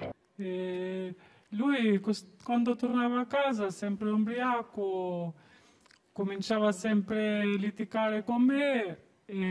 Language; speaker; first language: Italian; non-native, learner; Albanian